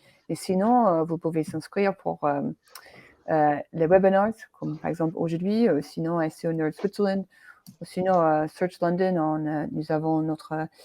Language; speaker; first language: French; non-native, fluent; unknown